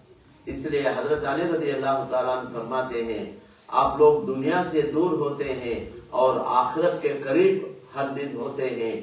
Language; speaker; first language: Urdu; non-native, fluent; Tamil